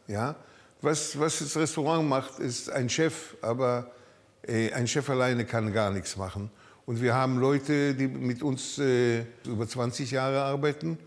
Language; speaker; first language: German; early bilingual, heritage; German